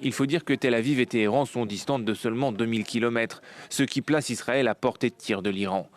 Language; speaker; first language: French; native; French